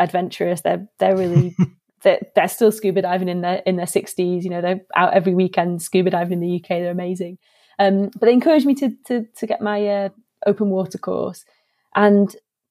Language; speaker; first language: English; native; English